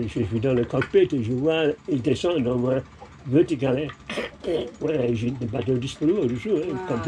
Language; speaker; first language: French; non-native, learner; English